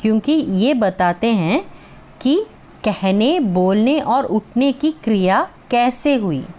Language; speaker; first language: Hindi; non-native, local second language; Malayalam